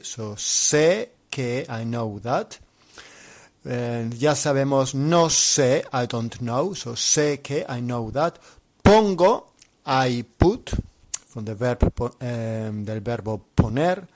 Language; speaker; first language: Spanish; non-native, fluent; English